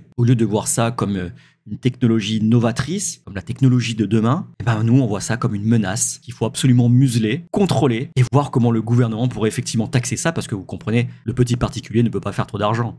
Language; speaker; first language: French; native; French